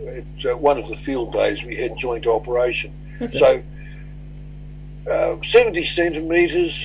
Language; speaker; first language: English; native; English